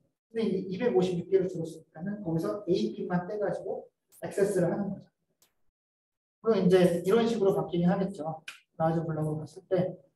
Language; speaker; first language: Korean; native; Korean